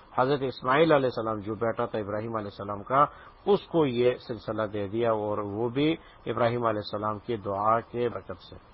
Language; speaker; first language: Urdu; native; Urdu